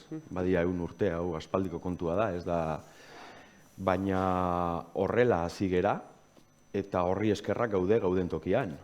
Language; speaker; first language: Basque; native; Basque